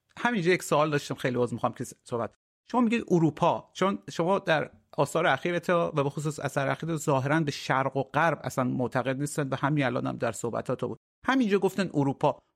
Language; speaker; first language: Persian; native; Persian